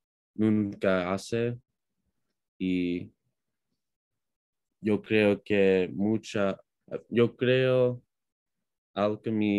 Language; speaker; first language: Spanish; non-native, learner; English